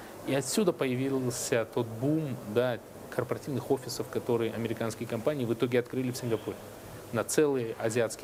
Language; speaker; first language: Russian; native; Russian